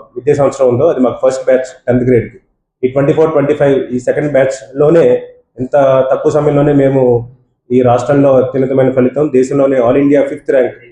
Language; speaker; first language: Telugu; native; Telugu